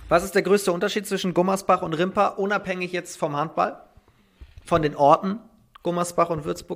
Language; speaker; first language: German; native; German